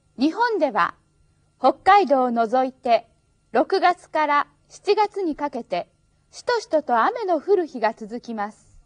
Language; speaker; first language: Japanese; native; Japanese